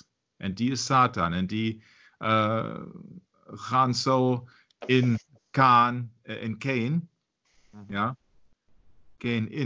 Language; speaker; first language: Dutch; non-native, fluent; German